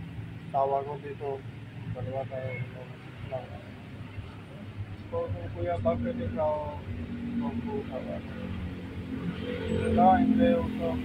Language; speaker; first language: Filipino; non-native, learner; Punjabi